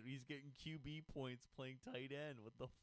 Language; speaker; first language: English; native; English